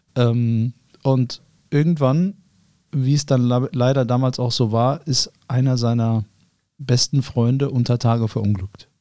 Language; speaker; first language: German; early bilingual, other home language; Arabic